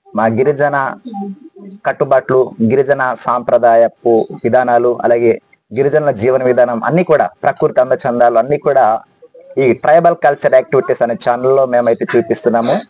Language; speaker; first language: Telugu; non-native, local second language; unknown